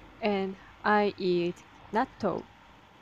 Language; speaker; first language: English; non-native, learner; Japanese